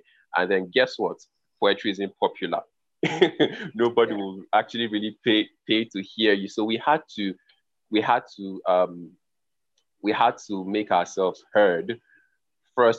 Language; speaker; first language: English; non-native, local second language; Igbo